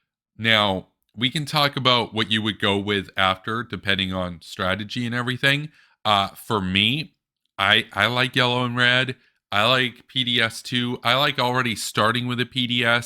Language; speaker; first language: English; native; English